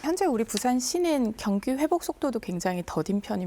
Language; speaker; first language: Korean; native; Korean